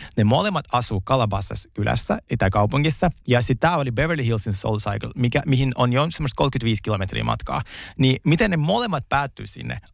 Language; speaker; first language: Finnish; non-native, fluent; Russian